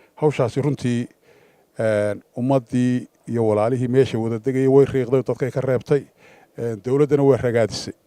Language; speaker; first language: Somali; native; Somali